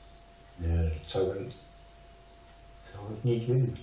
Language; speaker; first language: Dutch; non-native, local second language; Limburgish